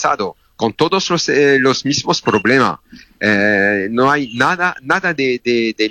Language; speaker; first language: Spanish; non-native, fluent; Italian